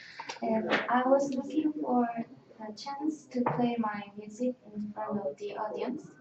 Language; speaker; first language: English; non-native, learner; Korean